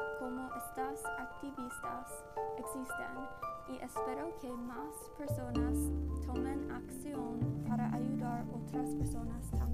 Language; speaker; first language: Spanish; non-native, learner; English